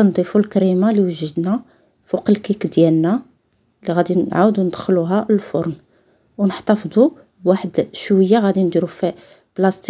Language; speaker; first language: Arabic; native; Arabic